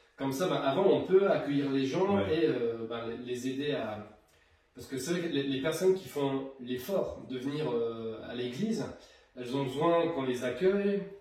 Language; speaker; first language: French; native; French